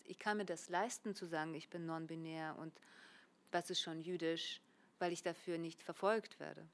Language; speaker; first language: German; early bilingual, other home language; Russian